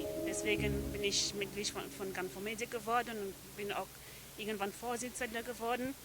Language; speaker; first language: German; non-native, fluent; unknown